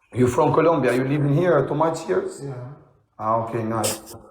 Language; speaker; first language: English; non-native, learner; Albanian